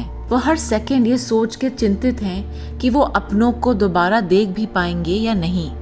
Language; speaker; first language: Hindi; native; Hindi